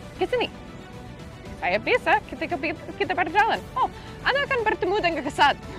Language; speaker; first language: Indonesian; non-native, learner; English